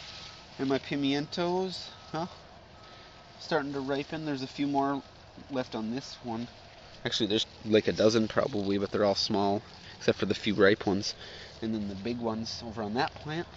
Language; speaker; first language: English; native; English